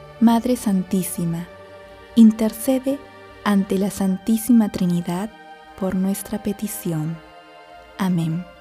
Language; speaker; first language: Spanish; native; Spanish